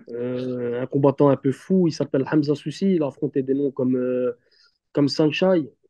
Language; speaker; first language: French; early bilingual, other home language; Turkish